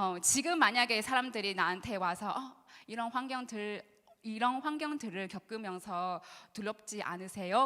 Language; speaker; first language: Korean; non-native, learner; Chinese